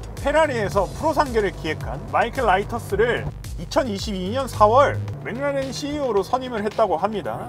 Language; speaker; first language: Korean; native; Korean